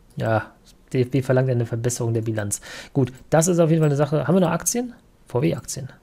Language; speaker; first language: German; native; German